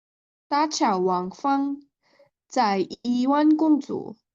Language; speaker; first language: Chinese; non-native, learner; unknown